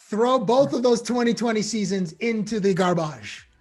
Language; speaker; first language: English; native; English